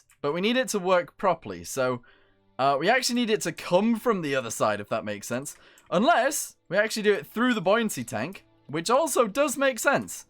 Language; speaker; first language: English; native; English